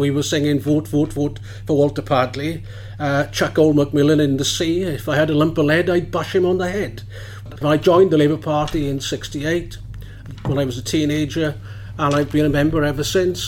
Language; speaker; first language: English; native; English